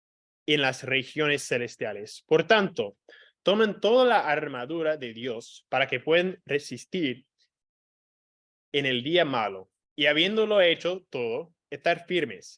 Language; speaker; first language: Spanish; non-native, fluent; English